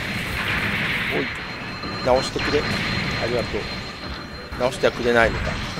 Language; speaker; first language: Japanese; native; Japanese